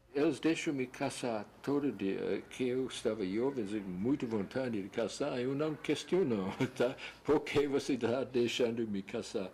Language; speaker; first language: Portuguese; non-native, fluent; English